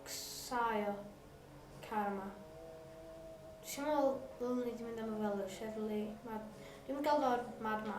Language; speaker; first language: Welsh; non-native, local second language; English